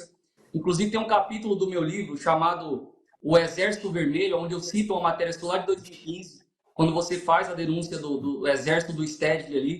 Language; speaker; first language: Portuguese; native; Portuguese